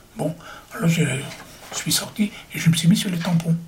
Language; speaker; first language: French; early bilingual, other home language; German